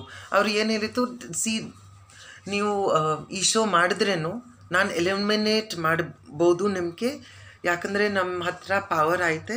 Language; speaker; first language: Kannada; non-native, learner; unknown